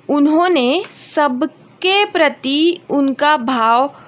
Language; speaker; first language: Hindi; non-native, local second language; Marathi